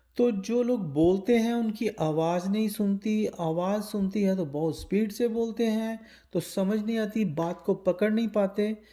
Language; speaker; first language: Hindi; native; Hindi